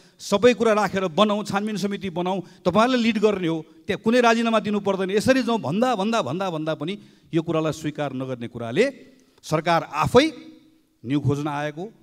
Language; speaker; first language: Nepali; native; Nepali